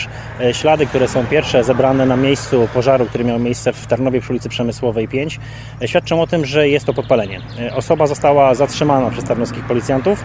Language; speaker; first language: Polish; native; Polish